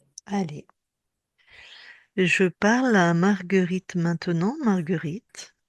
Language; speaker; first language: French; native; French